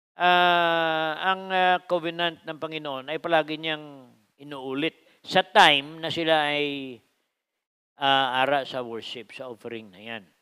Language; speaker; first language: Filipino; non-native, local second language; Cebuano